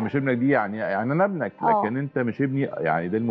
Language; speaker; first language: Arabic; native; Arabic